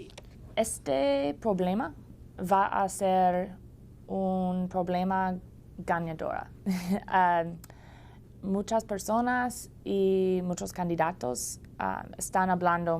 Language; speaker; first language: Spanish; non-native, learner; English